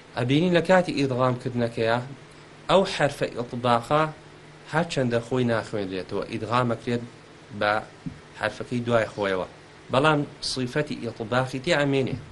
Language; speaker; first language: Central Kurdish; native; Central Kurdish